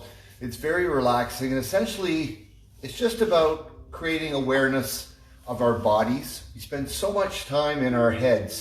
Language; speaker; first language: English; native; English